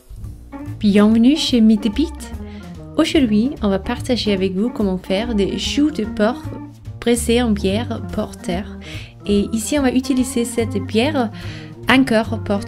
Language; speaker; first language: French; non-native, fluent; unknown